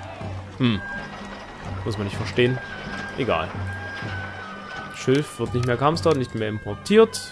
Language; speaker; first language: German; native; German